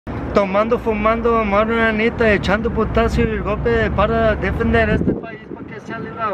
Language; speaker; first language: Spanish; early bilingual, heritage; Spanish